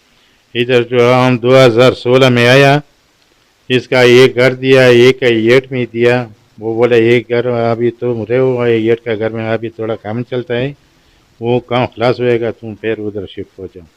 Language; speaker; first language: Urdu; non-native, local second language; Pashto